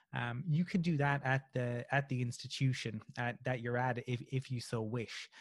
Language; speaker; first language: English; native; English